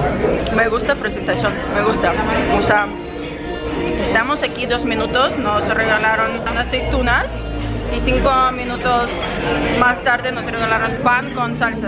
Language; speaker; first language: Spanish; non-native, learner; Russian